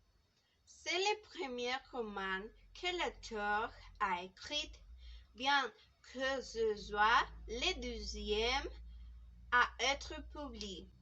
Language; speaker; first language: French; non-native, learner; Spanish